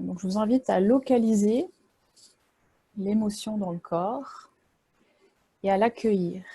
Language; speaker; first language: French; native; French